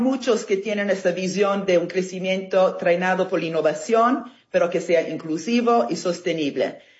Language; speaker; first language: Spanish; non-native, fluent; Italian